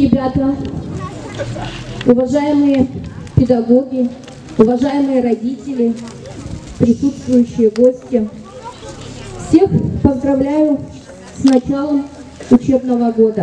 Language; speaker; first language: Russian; non-native, local second language; Gagauz